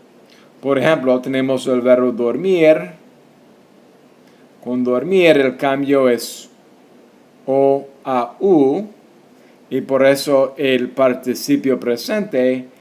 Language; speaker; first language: Spanish; non-native, fluent; English